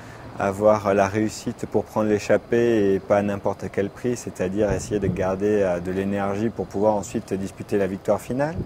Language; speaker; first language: French; native; French